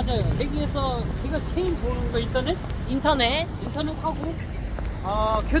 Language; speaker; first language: Korean; non-native, learner; Nepali